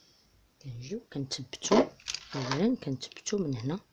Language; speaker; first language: Arabic; native; Arabic